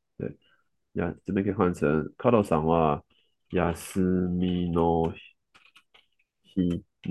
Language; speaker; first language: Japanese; non-native, fluent; Chinese